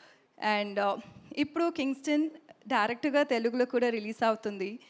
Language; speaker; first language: Telugu; non-native, local second language; Tamil